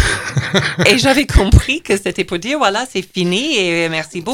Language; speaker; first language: French; non-native, fluent; English